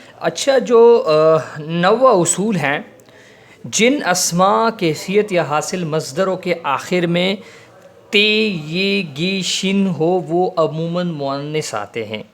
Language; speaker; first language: Urdu; non-native, local second language; Pashto